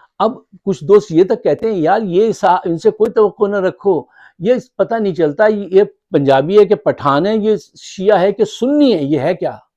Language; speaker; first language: Urdu; native; Urdu